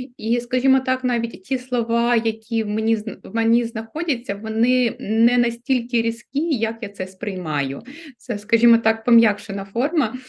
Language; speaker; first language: Ukrainian; non-native, local second language; Russian